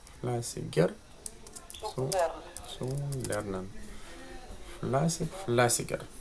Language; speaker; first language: German; non-native, fluent; Ukrainian